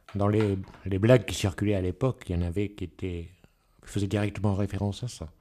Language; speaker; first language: French; native; French